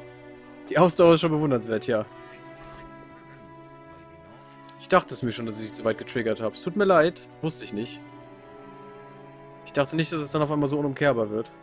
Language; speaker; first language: German; native; German